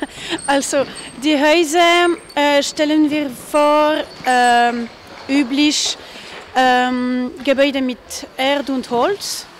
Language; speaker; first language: German; non-native, fluent; French